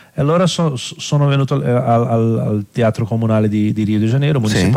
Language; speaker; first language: Italian; non-native, fluent; Portuguese